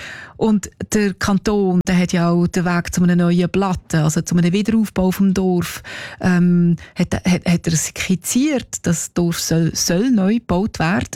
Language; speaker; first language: German; native; German